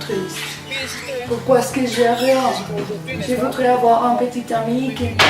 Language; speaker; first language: French; non-native, learner; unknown